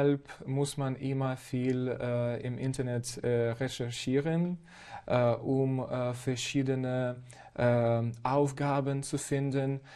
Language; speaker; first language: German; non-native, fluent; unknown